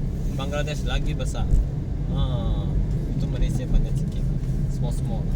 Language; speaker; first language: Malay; non-native, learner; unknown